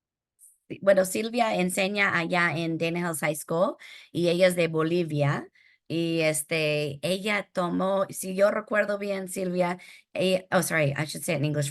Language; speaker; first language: Spanish; early bilingual, heritage; Spanish